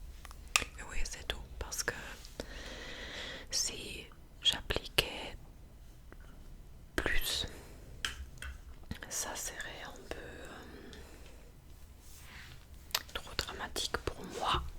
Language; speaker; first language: French; non-native, fluent; English